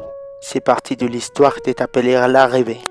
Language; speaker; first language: French; non-native, learner; Spanish